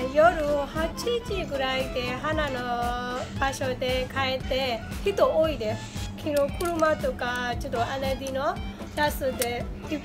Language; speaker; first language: Japanese; non-native, learner; Burmese